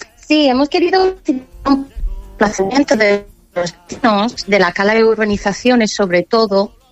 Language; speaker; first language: Spanish; non-native, fluent; English